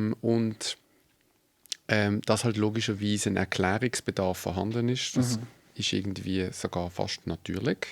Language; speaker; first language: German; native; German